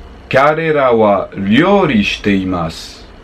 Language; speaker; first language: Japanese; non-native, learner; French